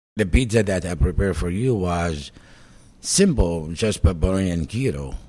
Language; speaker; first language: English; non-native, fluent; Arabic